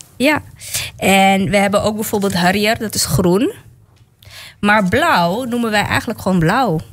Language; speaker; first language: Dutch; native; Dutch